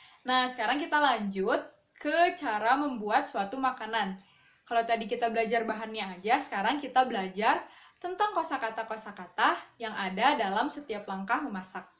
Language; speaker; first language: Indonesian; native; Indonesian